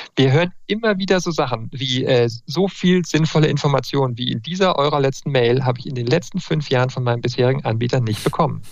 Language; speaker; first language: German; native; German